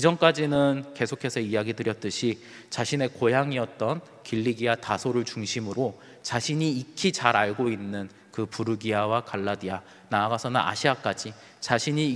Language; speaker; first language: Korean; native; Korean